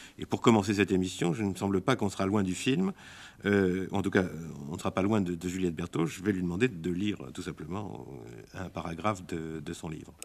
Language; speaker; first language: French; native; French